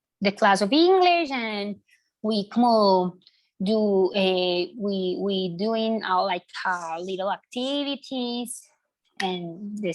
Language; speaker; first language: English; non-native, learner; Spanish